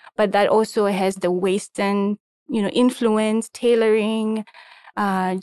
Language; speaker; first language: English; non-native, local second language; Shona